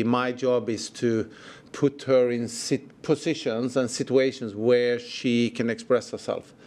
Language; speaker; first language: English; non-native, fluent; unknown